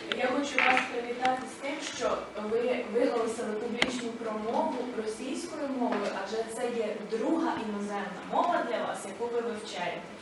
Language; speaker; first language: Ukrainian; native; Ukrainian